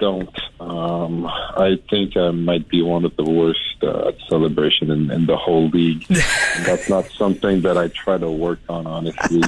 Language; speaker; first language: English; non-native, fluent; French